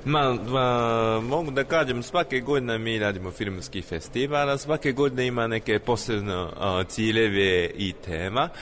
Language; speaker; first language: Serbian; non-native, learner; Japanese